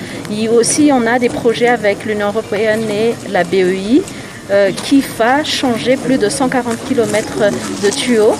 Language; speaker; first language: French; non-native, local second language; Malagasy